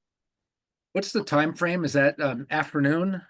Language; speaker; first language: English; native; English